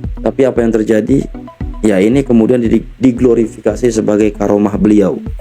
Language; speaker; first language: Indonesian; native; Indonesian